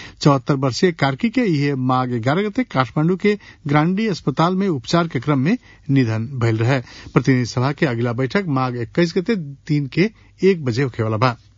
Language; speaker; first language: Bhojpuri; non-native, local second language; Nepali